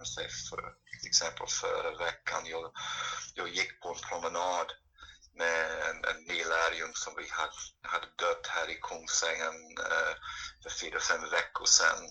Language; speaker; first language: Swedish; non-native, fluent; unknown